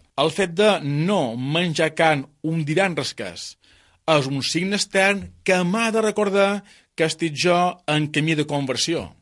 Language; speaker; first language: Catalan; native; Catalan